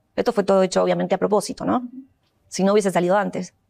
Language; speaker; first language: Spanish; native; Spanish